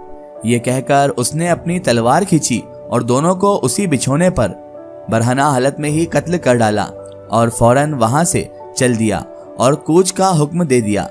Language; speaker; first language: Hindi; native; Hindi